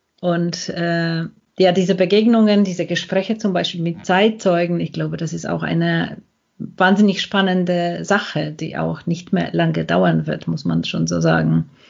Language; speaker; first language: German; non-native, fluent; Polish